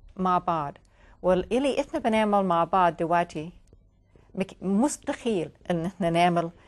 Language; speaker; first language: Arabic; non-native, learner; English